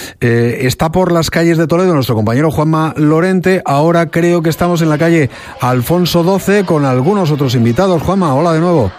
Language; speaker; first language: Spanish; native; Spanish